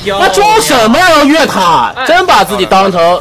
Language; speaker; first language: Chinese; native; Chinese